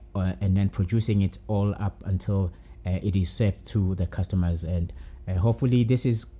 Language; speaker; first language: English; non-native, local second language; Zulu